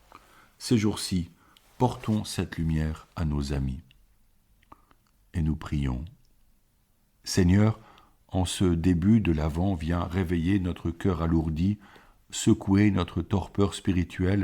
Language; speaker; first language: French; native; French